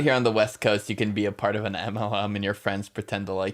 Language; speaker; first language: English; native; English